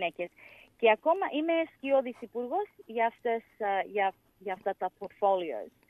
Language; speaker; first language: Greek; early bilingual, heritage; English